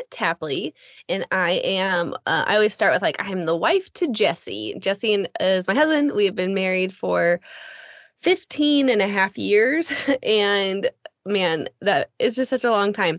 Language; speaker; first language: English; native; English